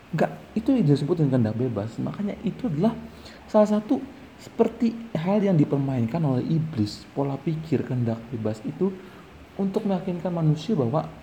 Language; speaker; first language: Indonesian; native; Indonesian